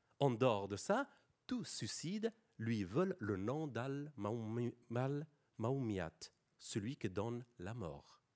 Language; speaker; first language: French; non-native, fluent; Persian